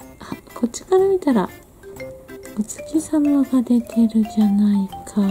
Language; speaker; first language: Japanese; native; Japanese